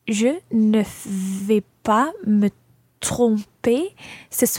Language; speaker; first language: French; non-native, learner; English